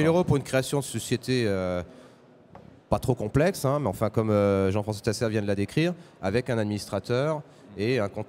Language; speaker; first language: French; native; French